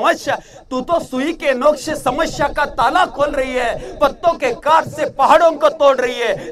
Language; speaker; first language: Hindi; non-native, local second language; Marathi